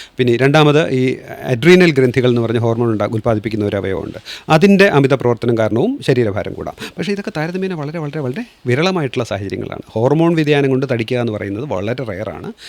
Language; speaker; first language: Malayalam; native; Malayalam